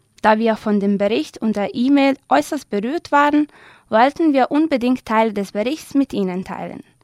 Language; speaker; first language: German; non-native, fluent; Serbian